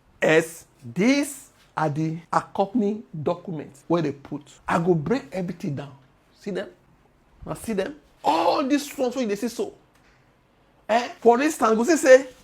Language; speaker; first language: Nigerian Pidgin; native; Nigerian Pidgin